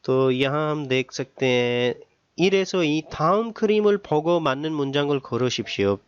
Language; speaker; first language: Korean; non-native, fluent; Urdu